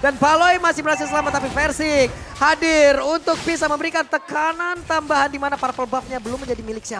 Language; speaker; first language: Indonesian; native; Indonesian